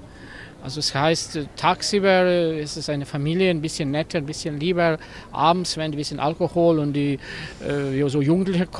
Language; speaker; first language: German; non-native, learner; Croatian